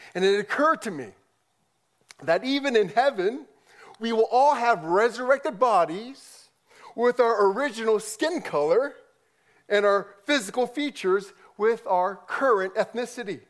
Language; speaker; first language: English; native; English